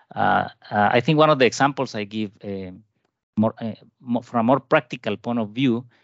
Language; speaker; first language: English; non-native, fluent; Spanish